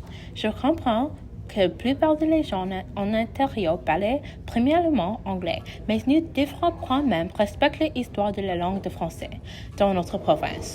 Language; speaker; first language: French; non-native, learner; English